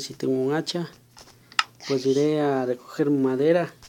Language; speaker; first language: Spanish; native; Spanish